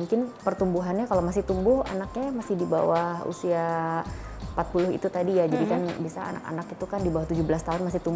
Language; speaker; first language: Indonesian; native; Indonesian